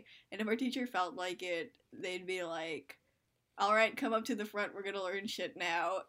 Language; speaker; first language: English; native; English